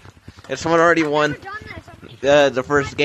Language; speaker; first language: English; native; English